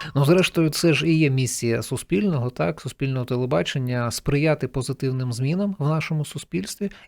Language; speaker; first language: Ukrainian; native; Ukrainian